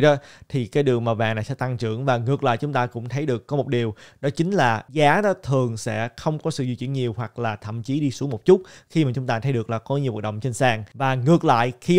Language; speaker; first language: Vietnamese; native; Vietnamese